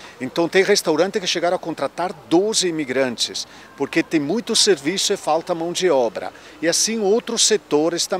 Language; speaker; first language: Portuguese; non-native, fluent; Italian